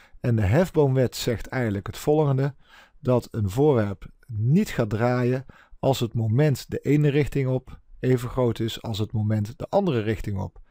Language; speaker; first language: Dutch; native; Dutch